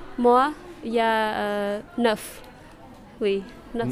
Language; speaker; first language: French; non-native, learner; Khmer